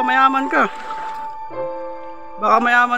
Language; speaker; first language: Filipino; native; Filipino